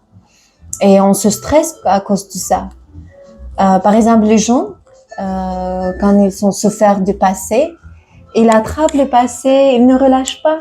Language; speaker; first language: French; non-native, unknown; Tajik